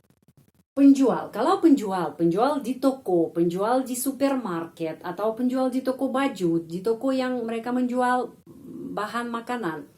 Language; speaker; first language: Indonesian; non-native, fluent; Russian